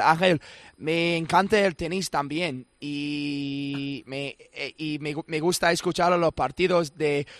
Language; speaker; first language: Spanish; non-native, fluent; English